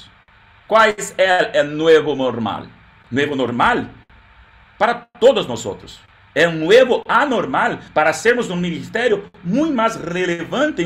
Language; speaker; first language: Spanish; non-native, learner; Portuguese